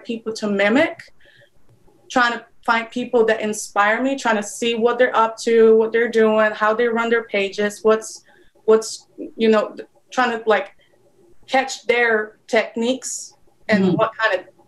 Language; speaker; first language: English; non-native, fluent; Polish